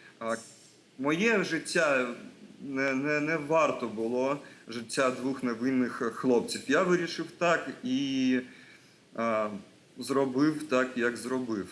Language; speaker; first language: Ukrainian; non-native, local second language; Russian